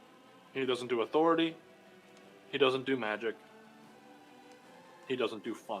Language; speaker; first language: English; native; English